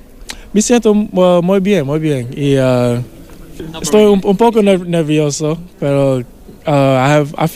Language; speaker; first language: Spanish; non-native, learner; English